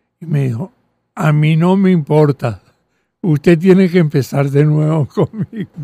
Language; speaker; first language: Spanish; early bilingual, other home language; Catalan